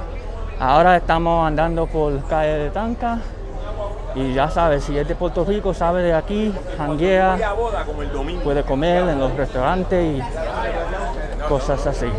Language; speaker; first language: Spanish; early bilingual, heritage; English